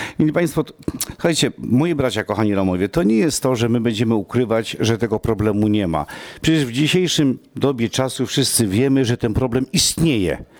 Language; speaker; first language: Polish; non-native, local second language; Romany